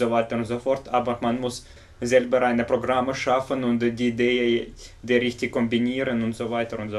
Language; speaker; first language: German; non-native, fluent; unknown